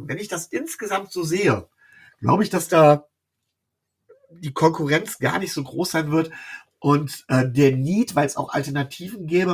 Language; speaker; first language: German; native; German